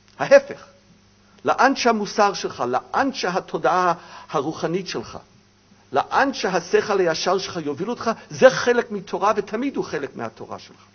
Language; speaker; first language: Hebrew; non-native, fluent; English